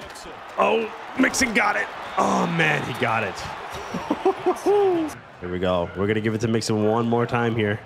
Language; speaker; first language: English; native; English